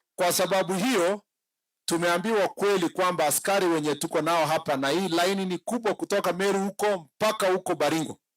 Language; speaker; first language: Swahili; non-native, local second language; Kalenjin